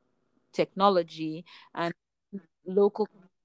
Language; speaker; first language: English; non-native, local second language; Igbo